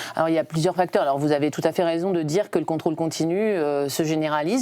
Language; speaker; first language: French; native; French